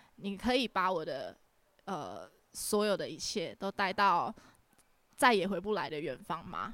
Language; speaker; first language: Chinese; native; Chinese